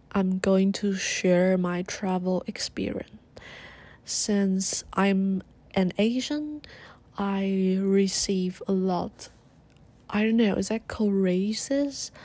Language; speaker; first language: English; non-native, learner; Chinese